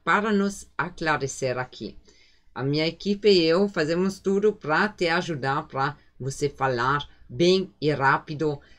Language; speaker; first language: Portuguese; non-native, fluent; German